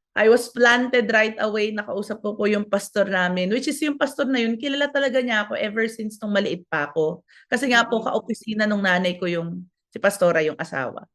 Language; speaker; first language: Filipino; native; Filipino